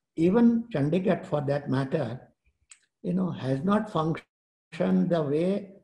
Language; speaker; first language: English; non-native, local second language; Gujarati